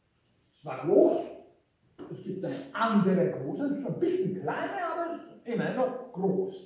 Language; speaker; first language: German; non-native, fluent; Hungarian